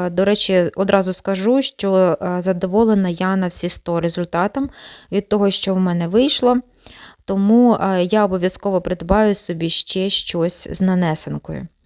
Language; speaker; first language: Ukrainian; non-native, local second language; Russian